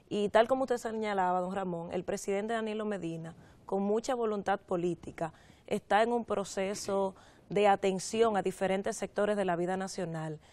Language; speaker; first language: Spanish; native; Spanish